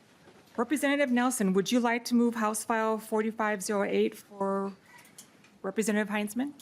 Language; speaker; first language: English; native; English